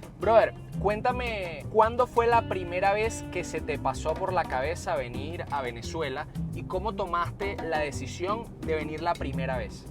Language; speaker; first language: Spanish; native; Spanish